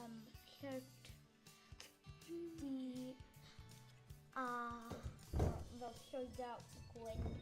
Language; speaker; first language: Welsh; non-native, local second language; English